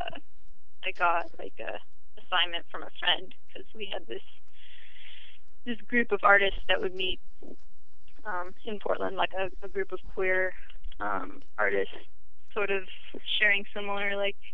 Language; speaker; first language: English; native; English